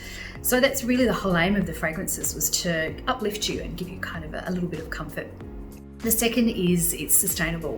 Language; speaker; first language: English; native; English